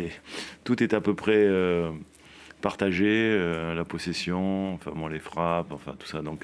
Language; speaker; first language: French; native; French